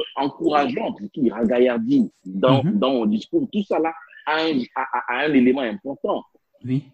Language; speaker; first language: French; non-native, local second language; Spanish